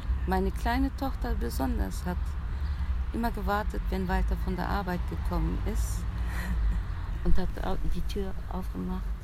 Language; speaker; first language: German; early bilingual, other home language; Turkish